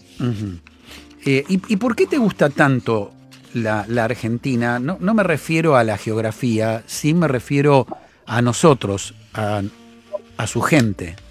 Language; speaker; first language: Spanish; native; Spanish